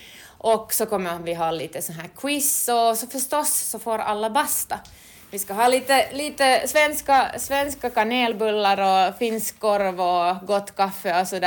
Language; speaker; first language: Swedish; native; Swedish